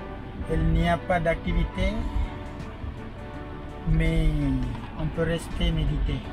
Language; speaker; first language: French; non-native, fluent; Indonesian